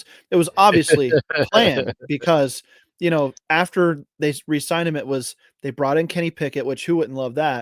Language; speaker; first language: English; native; English